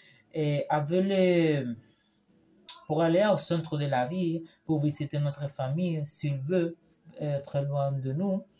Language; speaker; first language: French; non-native, learner; Spanish